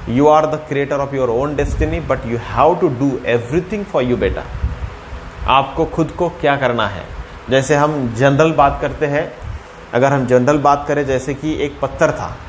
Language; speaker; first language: Hindi; non-native, local second language; Marathi